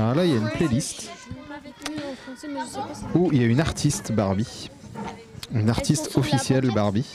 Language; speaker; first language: French; native; French